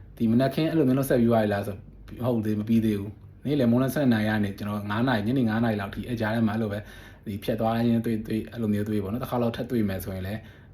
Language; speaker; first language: Burmese; native; Burmese